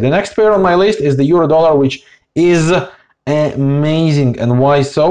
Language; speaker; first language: English; non-native, fluent; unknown